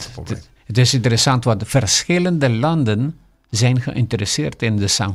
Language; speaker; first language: Dutch; non-native, local second language; Papiamento